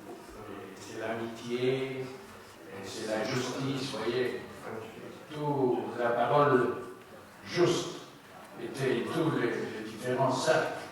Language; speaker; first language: French; non-native, learner; Spanish